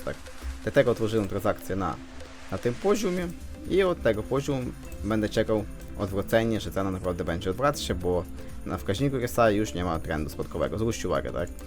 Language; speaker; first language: Polish; non-native, fluent; Ukrainian